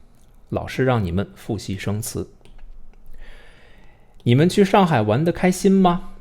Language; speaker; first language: Chinese; non-native, fluent; English